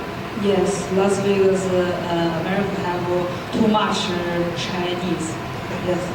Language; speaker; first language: English; non-native, learner; Chinese